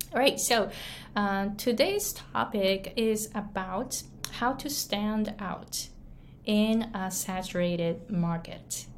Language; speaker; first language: English; non-native, fluent; Japanese